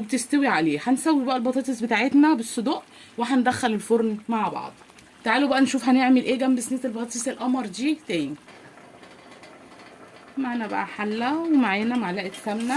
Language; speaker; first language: Arabic; native; Arabic